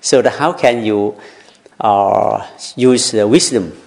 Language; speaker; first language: English; non-native, learner; Thai